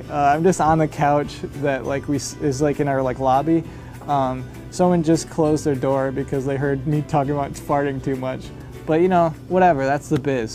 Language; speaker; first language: English; native; English